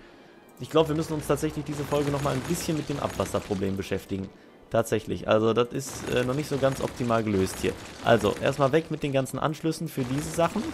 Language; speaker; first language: German; native; German